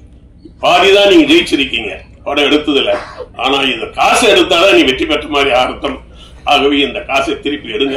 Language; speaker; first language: Tamil; native; Tamil